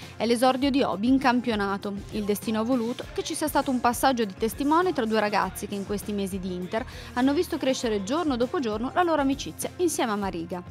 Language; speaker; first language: Italian; native; Italian